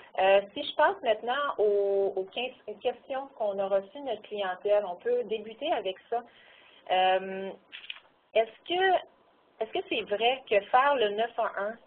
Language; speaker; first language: French; native; French